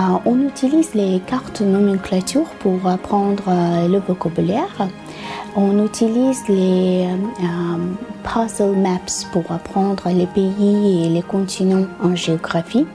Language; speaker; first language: French; non-native, fluent; Russian